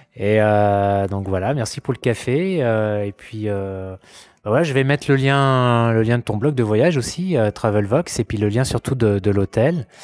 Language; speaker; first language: French; native; French